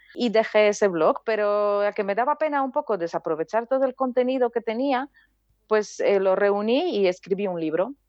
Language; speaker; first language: Spanish; non-native, fluent; Polish